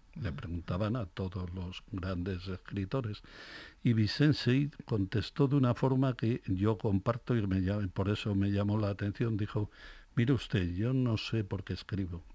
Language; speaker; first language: Spanish; native; Spanish